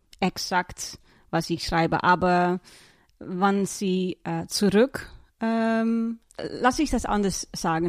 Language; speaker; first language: German; non-native, learner; Dutch